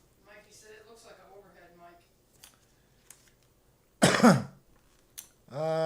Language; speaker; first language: English; native; English